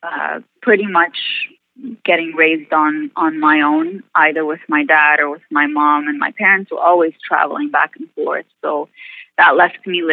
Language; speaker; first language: English; non-native, fluent; Arabic